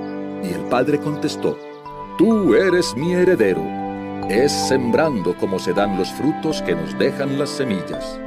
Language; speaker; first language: Spanish; native; Spanish